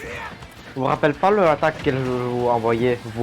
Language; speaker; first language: French; non-native, learner; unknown